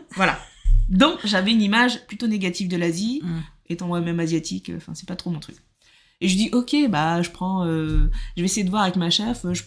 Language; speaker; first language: French; native; French